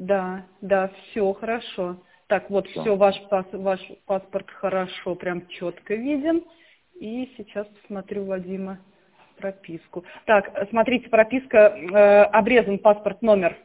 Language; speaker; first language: Russian; native; Russian